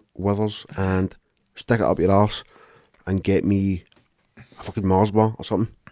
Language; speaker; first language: English; native; English